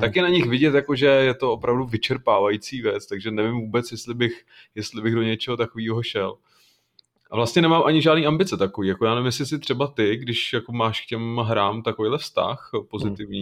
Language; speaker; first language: Czech; native; Czech